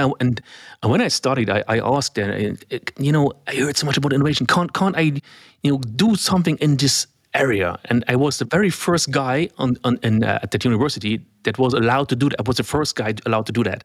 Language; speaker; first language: English; non-native, fluent; German